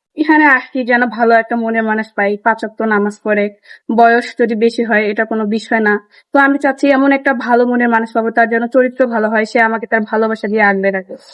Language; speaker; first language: Bangla; native; Bangla